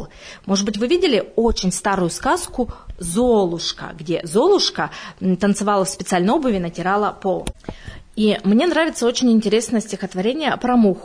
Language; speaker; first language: Russian; native; Russian